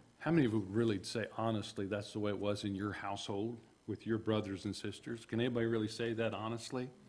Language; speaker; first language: English; native; English